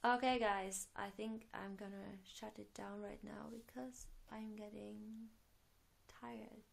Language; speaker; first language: English; non-native, fluent; German